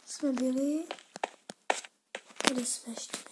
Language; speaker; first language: Czech; non-native, learner; Slovak